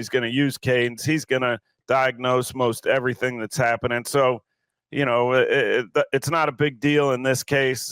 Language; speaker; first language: English; native; English